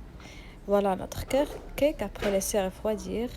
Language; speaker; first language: French; non-native, local second language; Arabic